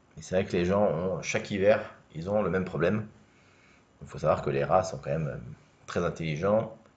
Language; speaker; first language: French; native; French